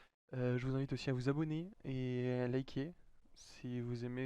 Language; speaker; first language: French; native; French